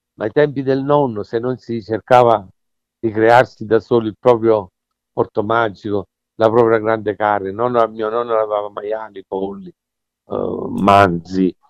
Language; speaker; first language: Italian; native; Italian